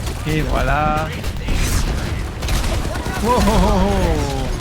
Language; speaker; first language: French; native; French